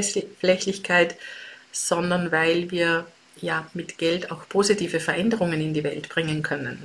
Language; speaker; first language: German; native; German